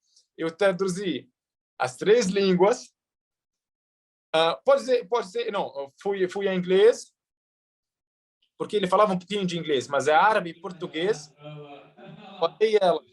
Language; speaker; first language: Portuguese; early bilingual, heritage; Arabic